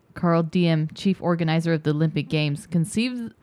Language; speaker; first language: English; early bilingual, other home language; Filipino